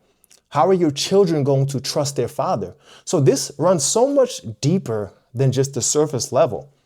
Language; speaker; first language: English; native; English